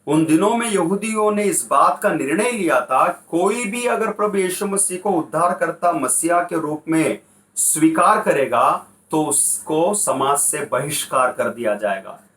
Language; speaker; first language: Hindi; non-native, local second language; Kannada